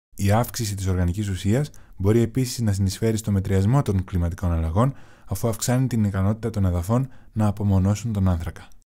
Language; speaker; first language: Greek; non-native, learner; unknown